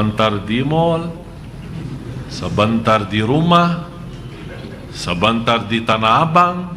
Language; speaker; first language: Indonesian; non-native, fluent; Arabic